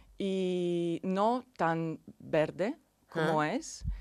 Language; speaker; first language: Catalan; non-native, learner; Italian